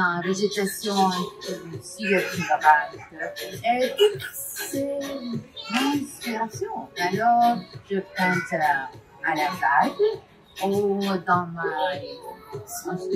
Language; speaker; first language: French; non-native, learner; Spanish